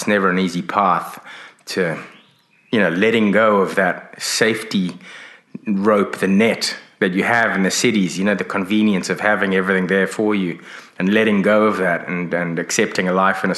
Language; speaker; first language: English; native; English